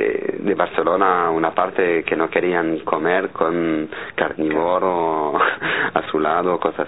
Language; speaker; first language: Spanish; non-native, fluent; French